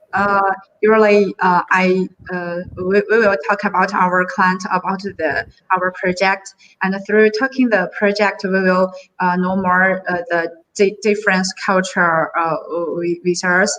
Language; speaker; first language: English; non-native, learner; Chinese